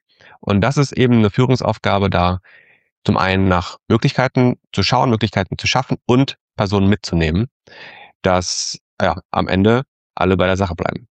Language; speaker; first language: German; native; German